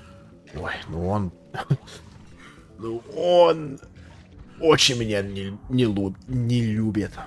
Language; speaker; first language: Russian; non-native, learner; English